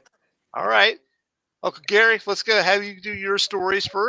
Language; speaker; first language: English; native; English